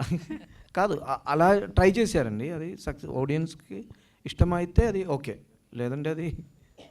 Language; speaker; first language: Telugu; non-native, learner; Malayalam